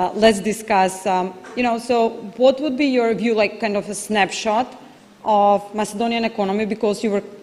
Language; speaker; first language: English; non-native, fluent; Macedonian